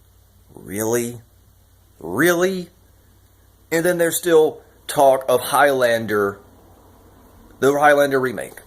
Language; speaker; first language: English; native; English